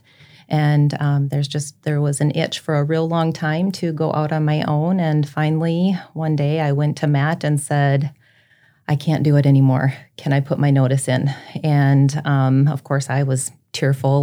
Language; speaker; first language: English; native; English